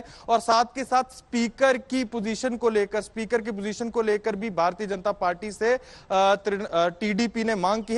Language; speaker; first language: Hindi; native; Hindi